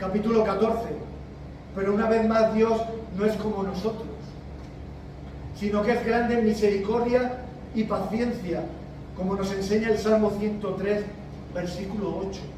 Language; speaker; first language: Spanish; native; Spanish